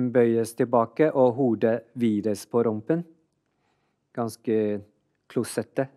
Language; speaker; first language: Norwegian; non-native, fluent; Chinese